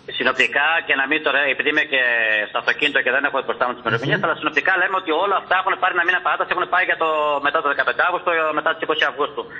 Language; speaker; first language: Greek; native; Greek